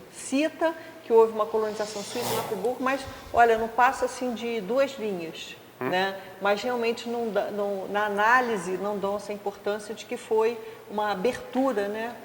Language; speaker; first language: Portuguese; native; Portuguese